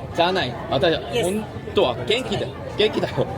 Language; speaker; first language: Japanese; non-native, learner; Korean